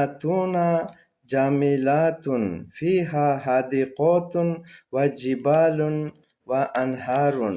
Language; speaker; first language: Arabic; non-native, learner; Uzbek